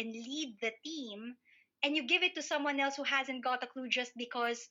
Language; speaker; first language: English; non-native, local second language; Filipino